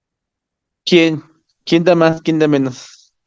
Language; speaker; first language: Spanish; native; Spanish